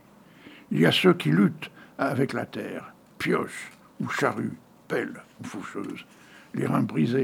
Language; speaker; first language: French; native; French